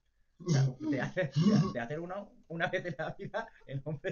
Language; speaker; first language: Spanish; native; Spanish